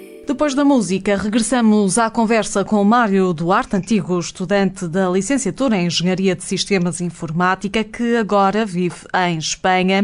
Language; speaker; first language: Portuguese; native; Portuguese